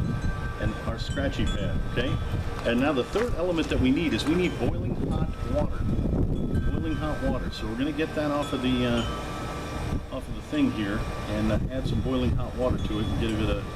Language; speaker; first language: English; native; English